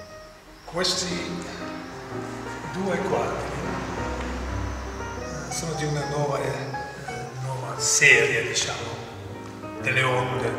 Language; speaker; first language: Italian; non-native, fluent; German